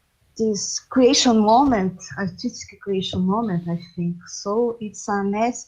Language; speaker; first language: English; non-native, learner; Portuguese